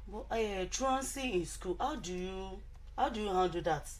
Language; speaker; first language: English; non-native, local second language; Yoruba